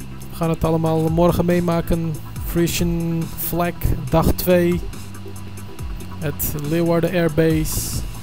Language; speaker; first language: Dutch; early bilingual, other home language; Turkish